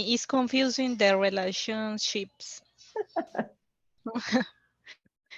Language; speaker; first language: English; non-native, learner; Spanish